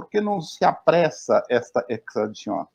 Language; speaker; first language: Spanish; non-native, learner; Portuguese